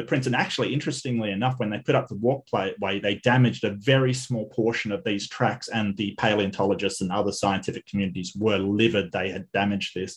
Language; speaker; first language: English; native; English